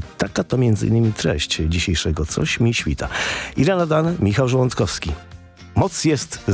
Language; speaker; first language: Polish; native; Polish